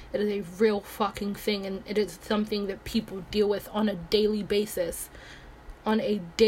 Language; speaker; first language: English; early bilingual, other home language; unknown